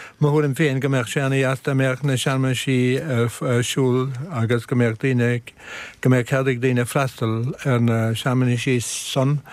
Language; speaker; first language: Irish; native; Irish